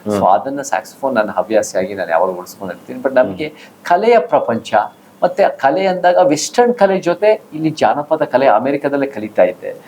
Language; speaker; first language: Kannada; early bilingual, heritage; Kannada